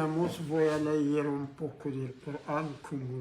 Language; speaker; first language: Portuguese; non-native, learner; Arabic